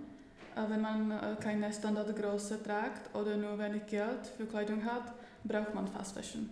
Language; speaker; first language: German; non-native, learner; Czech